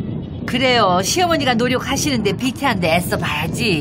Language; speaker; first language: Korean; native; Korean